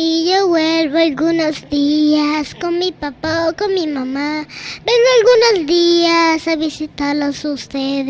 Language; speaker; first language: Spanish; early bilingual, other home language; Haitian Creole